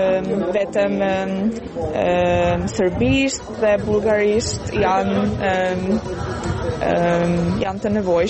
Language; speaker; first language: Albanian; non-native, learner; Hungarian